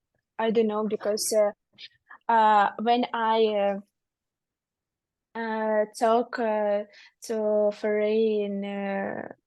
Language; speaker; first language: English; non-native, learner; Russian